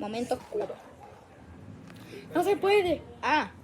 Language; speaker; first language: Spanish; native; Spanish